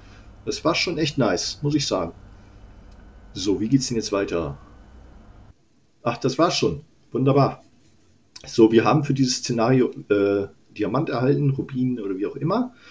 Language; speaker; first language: German; native; German